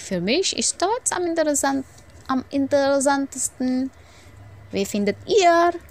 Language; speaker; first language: German; non-native, fluent; Indonesian